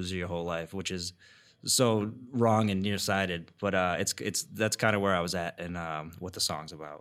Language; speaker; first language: English; native; English